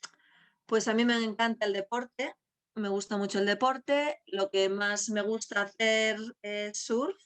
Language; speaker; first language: Spanish; non-native, local second language; Basque